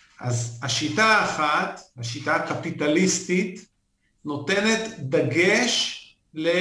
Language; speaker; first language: Hebrew; native; Hebrew